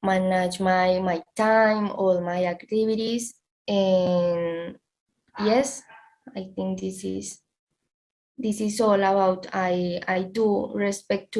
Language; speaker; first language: English; non-native, learner; Spanish